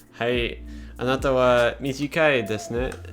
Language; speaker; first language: Japanese; non-native, learner; English